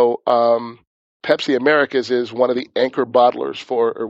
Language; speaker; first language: English; native; English